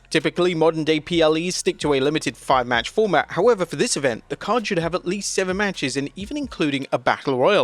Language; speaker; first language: English; native; English